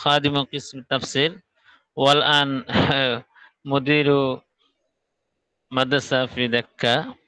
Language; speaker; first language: Arabic; non-native, fluent; Bangla